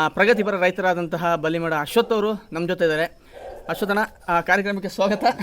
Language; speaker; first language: Kannada; native; Kannada